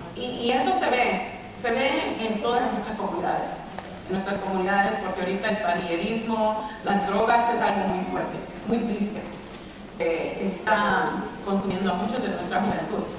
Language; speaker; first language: Spanish; early bilingual, heritage; Spanish